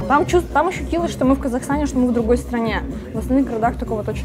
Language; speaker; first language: Russian; native; Russian